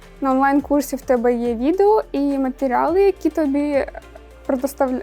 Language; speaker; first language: Ukrainian; native; Ukrainian